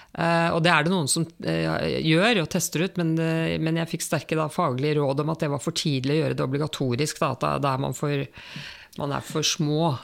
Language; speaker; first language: Norwegian; native; Norwegian